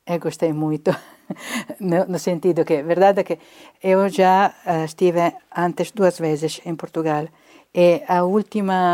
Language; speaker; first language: Portuguese; non-native, fluent; Italian